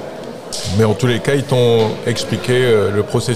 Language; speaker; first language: French; native; French